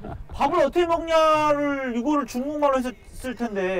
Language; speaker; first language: Korean; native; Korean